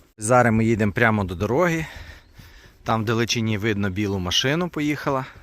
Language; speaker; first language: Ukrainian; non-native, local second language; Russian